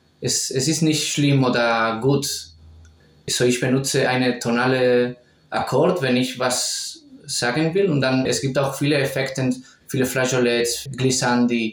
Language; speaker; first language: German; non-native, fluent; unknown